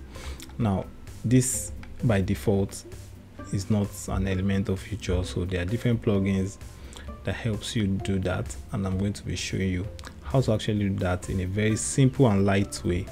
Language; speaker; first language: English; native; English